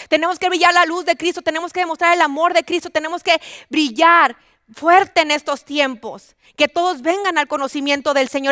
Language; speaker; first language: Spanish; native; Spanish